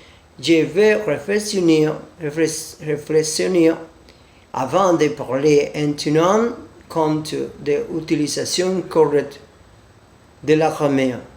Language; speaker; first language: French; non-native, learner; Spanish